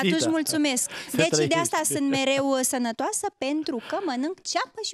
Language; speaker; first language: Romanian; native; Romanian